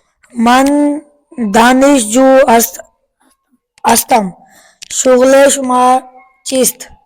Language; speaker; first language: Persian; non-native, learner; Urdu